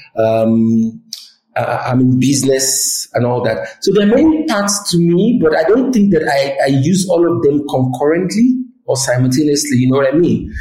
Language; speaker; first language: English; non-native, local second language; Yoruba